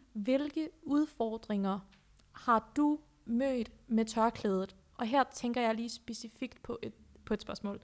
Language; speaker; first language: Danish; early bilingual, other home language; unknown